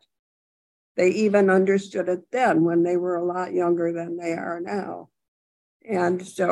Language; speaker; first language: English; native; English